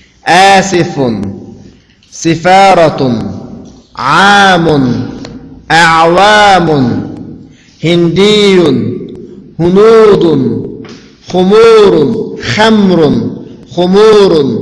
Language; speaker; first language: Arabic; non-native, fluent; Uyghur